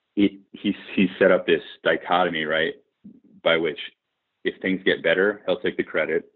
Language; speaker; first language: English; native; English